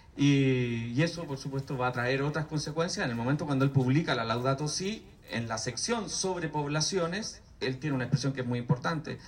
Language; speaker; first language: Spanish; native; Spanish